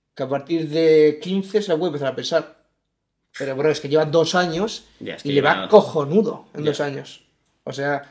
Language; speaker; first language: Spanish; native; Spanish